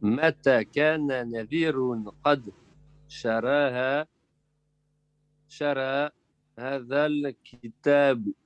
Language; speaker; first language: Arabic; non-native, learner; French